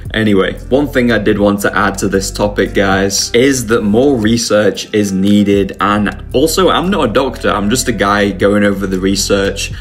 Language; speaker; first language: English; native; English